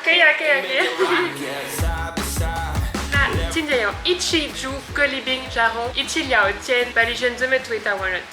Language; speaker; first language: Chinese; non-native, fluent; French